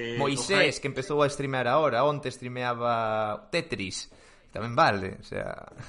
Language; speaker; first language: Galician; non-native, local second language; Spanish